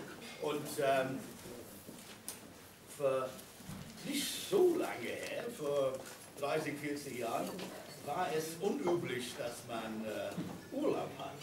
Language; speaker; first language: German; non-native, fluent; English